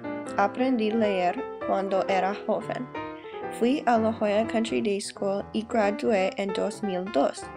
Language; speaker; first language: Spanish; non-native, learner; English